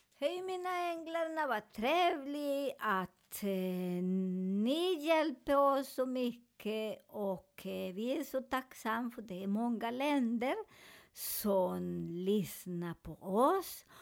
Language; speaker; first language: Swedish; non-native, learner; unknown